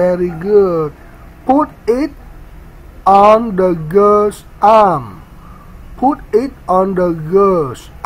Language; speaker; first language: English; non-native, learner; Vietnamese